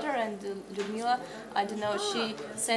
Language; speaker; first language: English; non-native, learner; Russian